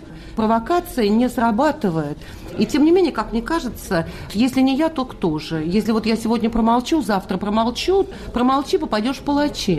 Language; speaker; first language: Russian; native; Russian